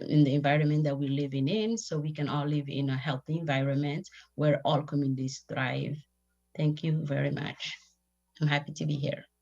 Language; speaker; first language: English; non-native, fluent; Somali